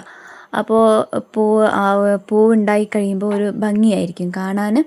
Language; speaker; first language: Malayalam; native; Malayalam